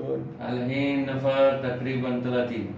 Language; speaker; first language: Arabic; non-native, learner; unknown